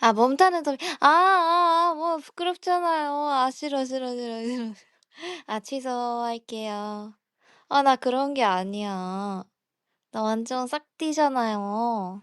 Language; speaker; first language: Korean; non-native, fluent; Japanese